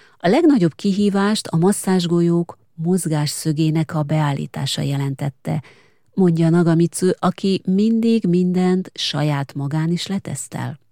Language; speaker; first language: Hungarian; native; Hungarian